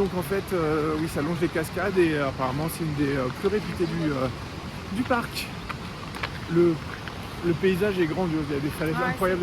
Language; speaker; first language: French; native; French